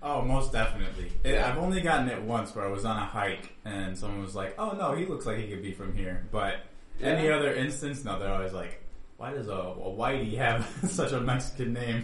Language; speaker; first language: English; native; English